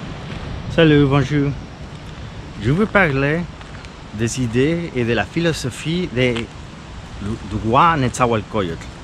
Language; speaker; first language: French; non-native, fluent; Spanish